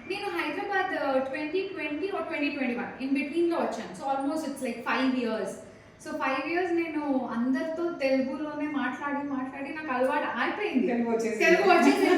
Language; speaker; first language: Telugu; non-native, local second language; Kannada